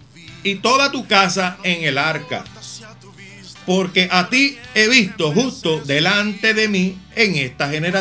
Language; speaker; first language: Spanish; native; Spanish